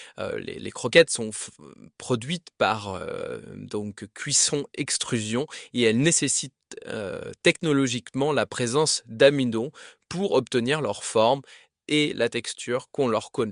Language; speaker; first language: French; native; French